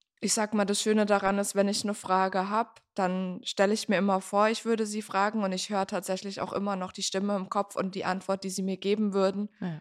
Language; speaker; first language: German; native; German